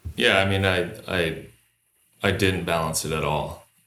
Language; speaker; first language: English; native; English